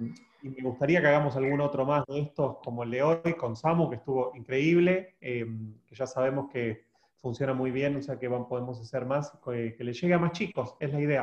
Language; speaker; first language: Spanish; native; Spanish